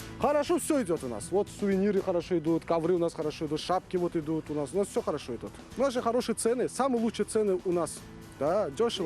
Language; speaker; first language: Russian; non-native, fluent; Azerbaijani